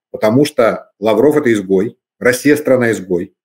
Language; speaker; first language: Russian; native; Russian